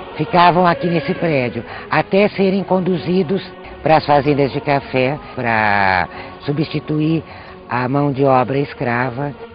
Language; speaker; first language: Portuguese; native; Portuguese